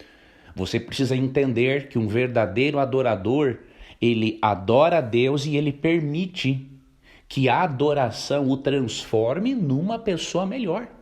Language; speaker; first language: Portuguese; native; Portuguese